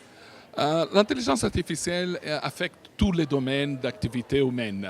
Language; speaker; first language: French; non-native, fluent; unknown